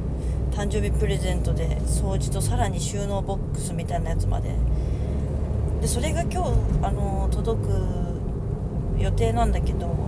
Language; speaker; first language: Japanese; native; Japanese